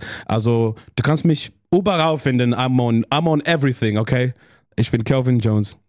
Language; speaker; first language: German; non-native, learner; English